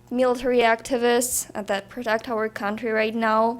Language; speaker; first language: English; non-native, fluent; Ukrainian